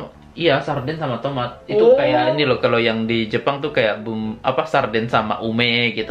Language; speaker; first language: Indonesian; native; Indonesian